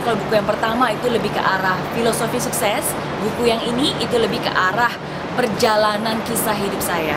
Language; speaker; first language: Indonesian; native; Indonesian